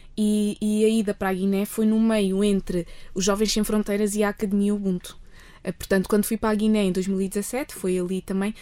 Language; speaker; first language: Portuguese; early bilingual, other home language; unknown